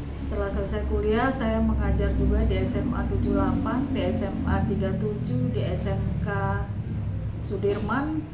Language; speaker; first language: Indonesian; native; Indonesian